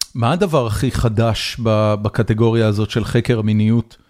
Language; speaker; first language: Hebrew; native; Hebrew